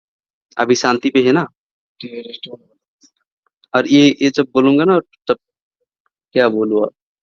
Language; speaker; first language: Hindi; non-native, fluent; Bangla